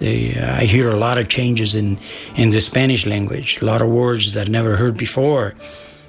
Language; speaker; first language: English; non-native, fluent; Spanish